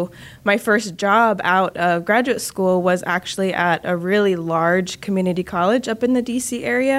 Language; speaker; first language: English; native; English